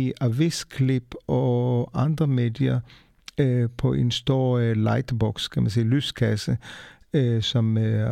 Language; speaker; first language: Danish; non-native, fluent; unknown